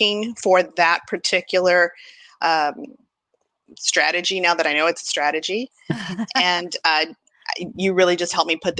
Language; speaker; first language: English; native; English